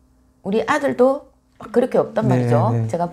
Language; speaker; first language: Korean; native; Korean